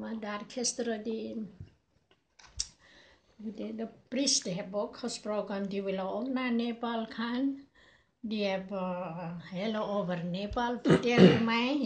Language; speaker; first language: Dutch; non-native, learner; Nepali